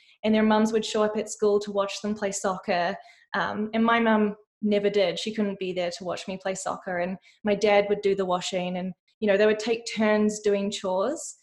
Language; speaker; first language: English; native; English